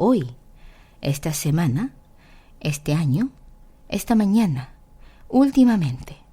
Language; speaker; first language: Spanish; non-native, fluent; Korean